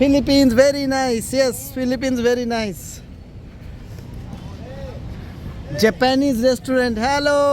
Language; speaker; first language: English; non-native, learner; Bangla